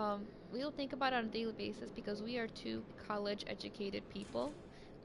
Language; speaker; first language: English; native; English